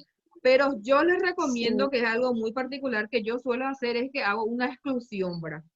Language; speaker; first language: Spanish; native; Spanish